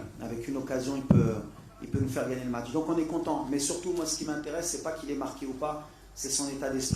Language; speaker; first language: French; native; French